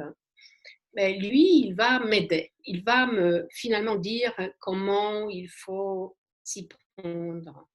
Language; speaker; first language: French; non-native, fluent; Polish